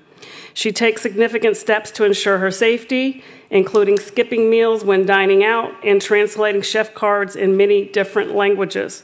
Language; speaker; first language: English; native; English